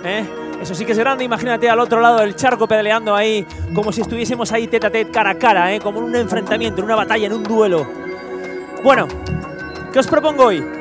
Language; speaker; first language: Spanish; native; Spanish